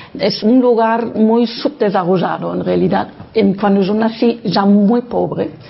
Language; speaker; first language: Spanish; non-native, fluent; Low German